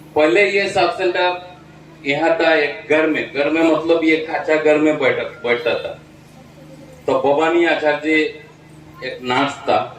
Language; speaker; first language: Hindi; non-native, local second language; Bangla